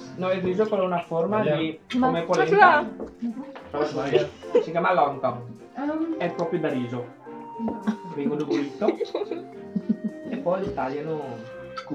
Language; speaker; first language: Italian; non-native, fluent; Indonesian